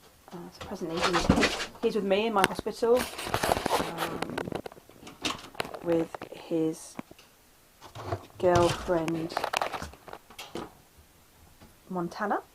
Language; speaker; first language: English; native; English